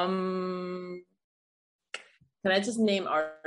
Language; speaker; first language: English; non-native, fluent; Chinese